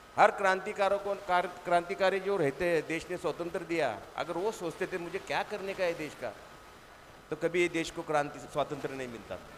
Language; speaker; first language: Hindi; non-native, local second language; Marathi